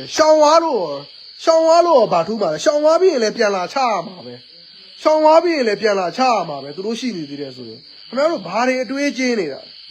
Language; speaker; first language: Burmese; non-native, local second language; S'gaw Karen